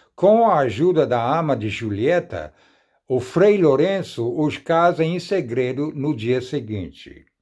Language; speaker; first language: Portuguese; non-native, fluent; English